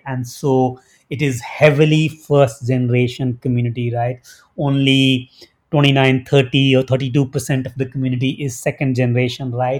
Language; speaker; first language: English; non-native, local second language; Hindi